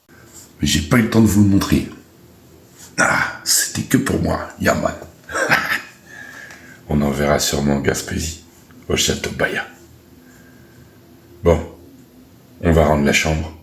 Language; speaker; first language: French; native; French